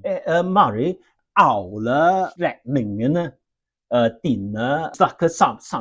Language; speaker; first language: Norwegian; non-native, learner; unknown